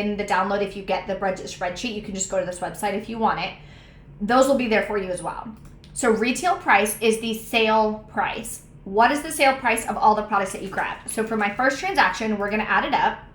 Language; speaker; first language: English; native; English